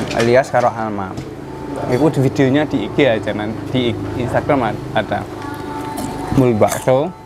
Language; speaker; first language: Indonesian; non-native, local second language; Javanese